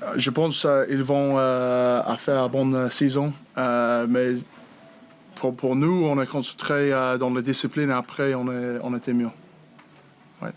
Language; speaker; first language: French; non-native, learner; English